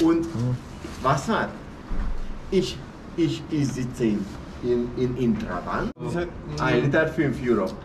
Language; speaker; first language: German; non-native, learner; Hungarian